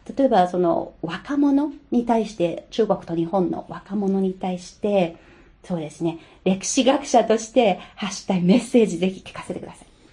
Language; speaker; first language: Japanese; non-native, fluent; Chinese